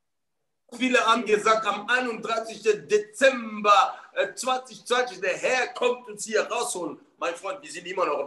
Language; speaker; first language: German; non-native, fluent; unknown